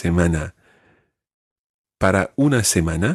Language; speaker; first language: Spanish; non-native, fluent; English